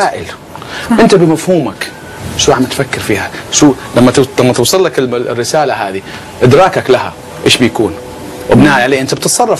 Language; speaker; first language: Arabic; native; Arabic